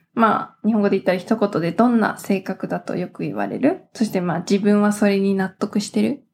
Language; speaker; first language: Japanese; early bilingual, other home language; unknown